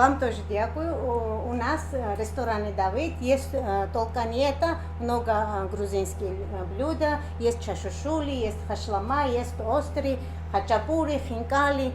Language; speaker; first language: Ukrainian; non-native, learner; Georgian